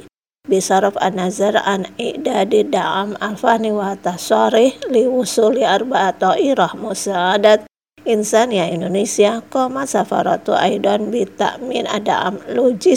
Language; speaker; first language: Arabic; non-native, fluent; Indonesian